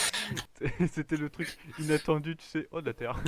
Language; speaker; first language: French; native; French